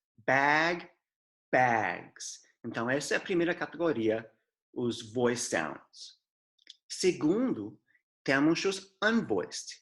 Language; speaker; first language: Portuguese; non-native, fluent; English